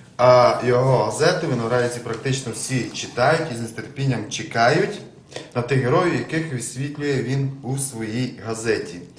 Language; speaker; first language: Ukrainian; native; Ukrainian